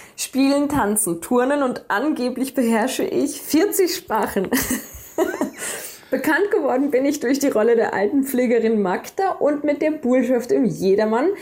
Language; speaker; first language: German; native; German